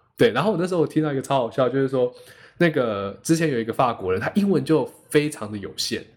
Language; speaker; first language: Chinese; native; Chinese